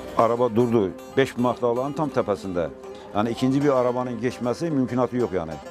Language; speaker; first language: Turkish; native; Turkish